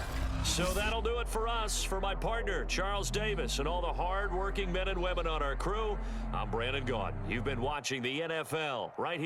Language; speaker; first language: English; native; English